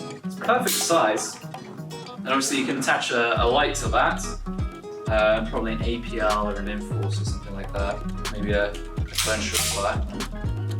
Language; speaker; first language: English; native; English